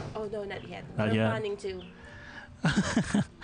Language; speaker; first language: English; non-native, local second language; Iloko